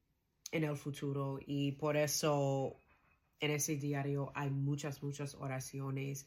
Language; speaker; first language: Spanish; non-native, learner; English